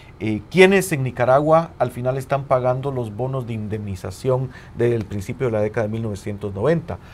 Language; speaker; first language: Spanish; native; Spanish